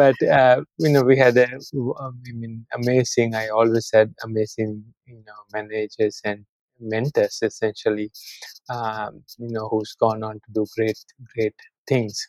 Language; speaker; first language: English; non-native, local second language; Sinhala